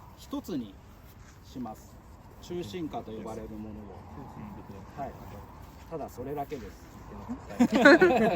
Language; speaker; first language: Japanese; native; Japanese